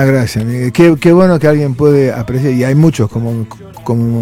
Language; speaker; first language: Spanish; non-native, local second language; Armenian